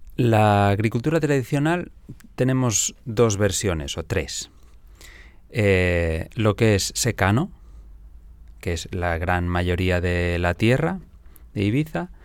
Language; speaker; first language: Spanish; non-native, local second language; Catalan